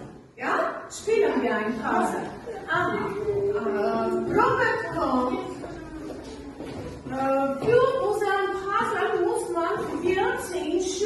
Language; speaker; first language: German; non-native, learner; Armenian